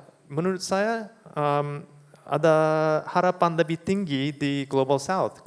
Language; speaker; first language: Indonesian; non-native, fluent; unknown